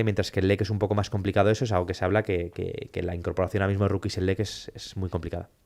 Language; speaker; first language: Spanish; native; Spanish